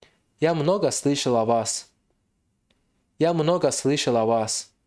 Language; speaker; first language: Russian; non-native, fluent; Tajik